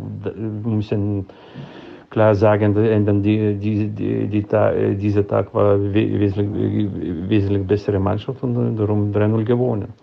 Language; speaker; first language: German; non-native, fluent; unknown